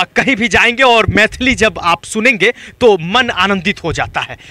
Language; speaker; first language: Hindi; native; Hindi